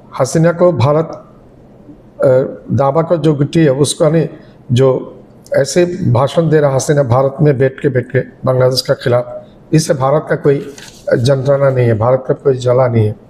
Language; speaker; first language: Hindi; non-native, learner; Bangla